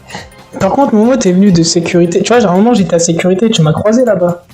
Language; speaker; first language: French; native; French